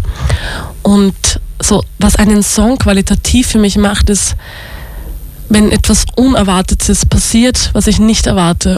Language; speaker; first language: German; native; German